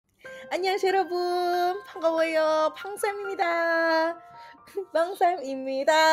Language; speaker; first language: Korean; non-native, fluent; Indonesian